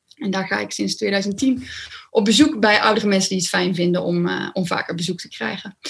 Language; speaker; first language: Dutch; native; Dutch